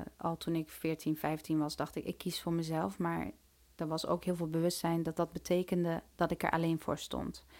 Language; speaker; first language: Dutch; early bilingual, other home language; Turkish